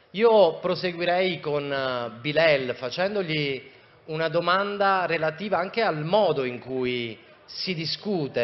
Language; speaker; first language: Italian; native; Italian